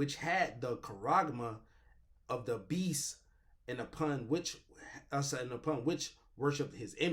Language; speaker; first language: English; native; English